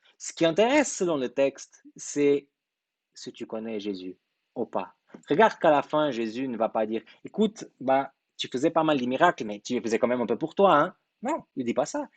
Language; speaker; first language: French; non-native, fluent; Portuguese